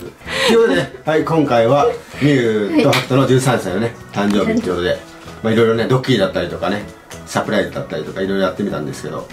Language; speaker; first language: Japanese; native; Japanese